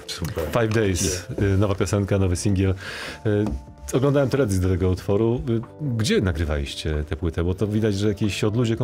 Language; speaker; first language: Polish; native; Polish